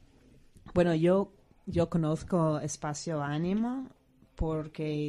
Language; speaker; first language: Spanish; non-native, fluent; English